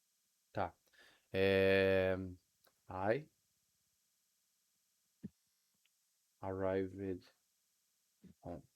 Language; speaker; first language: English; non-native, fluent; Portuguese